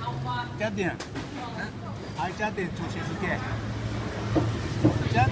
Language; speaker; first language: Vietnamese; non-native, learner; Japanese